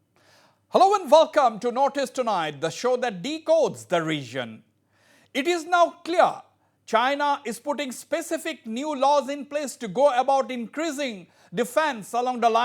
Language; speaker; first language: English; non-native, local second language; Assamese